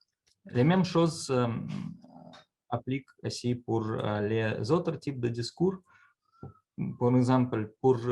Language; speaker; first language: French; non-native, learner; Russian